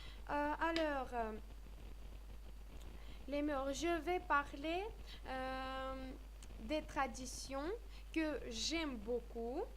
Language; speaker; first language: French; non-native, fluent; Armenian